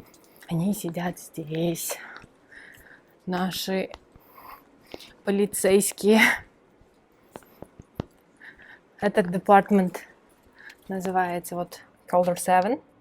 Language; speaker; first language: Russian; non-native, local second language; Kyrgyz